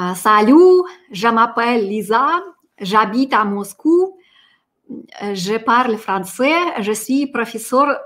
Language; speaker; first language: French; non-native, fluent; Russian